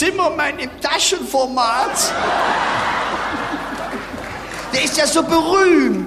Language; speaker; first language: German; native; German